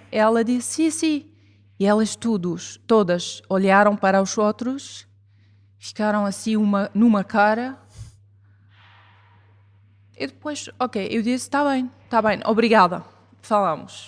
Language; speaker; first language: Portuguese; non-native, fluent; Arabic